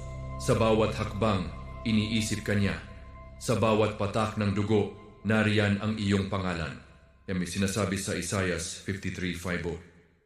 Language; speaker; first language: Filipino; native; Filipino